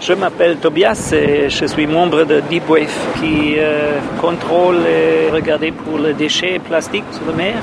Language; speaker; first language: French; non-native, learner; German